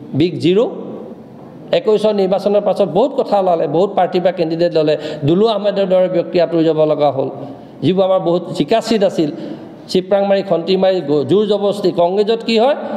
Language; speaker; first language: Assamese; non-native, local second language; Mising